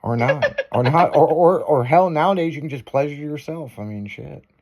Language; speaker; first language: English; native; English